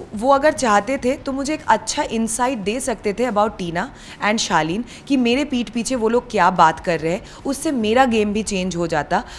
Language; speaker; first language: Hindi; non-native, local second language; Bangla